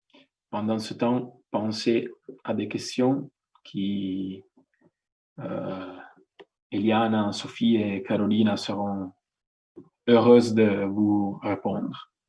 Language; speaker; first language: French; non-native, fluent; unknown